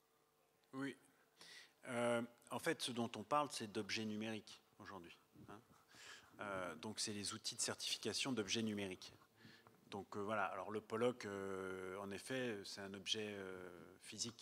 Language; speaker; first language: French; native; French